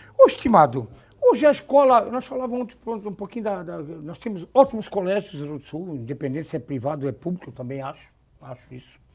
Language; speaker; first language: Portuguese; native; Portuguese